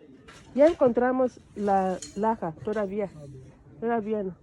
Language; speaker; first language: Spanish; non-native, learner; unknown